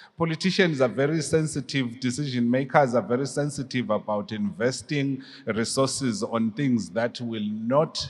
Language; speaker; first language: English; non-native, local second language; Swati